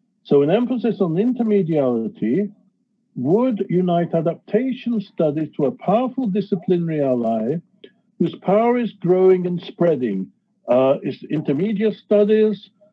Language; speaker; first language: English; native; English